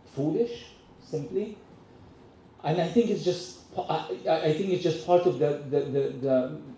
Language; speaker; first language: English; non-native, fluent; Arabic